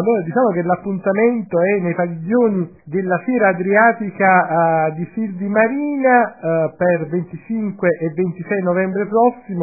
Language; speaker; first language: Italian; native; Italian